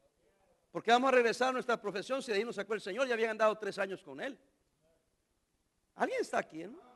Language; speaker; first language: Spanish; native; Spanish